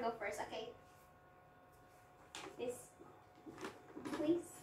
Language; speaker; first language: English; non-native, fluent; Indonesian